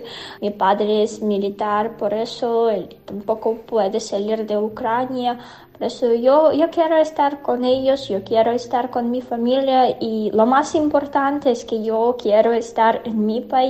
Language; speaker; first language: Spanish; non-native, fluent; Ukrainian